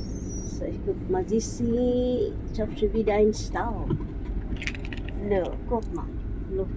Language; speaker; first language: German; non-native, learner; Filipino